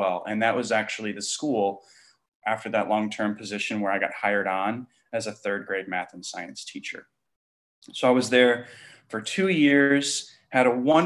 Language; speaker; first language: English; native; English